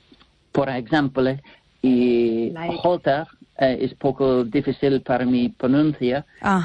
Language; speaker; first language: Spanish; non-native, learner; English